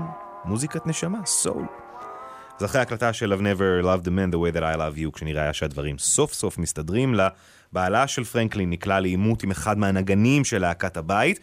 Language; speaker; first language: Hebrew; native; Hebrew